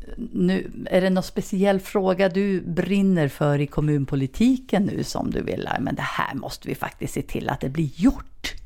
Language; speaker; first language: Swedish; native; Swedish